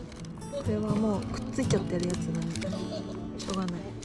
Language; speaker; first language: Japanese; native; Japanese